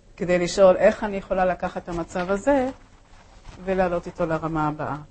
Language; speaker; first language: Hebrew; early bilingual, other home language; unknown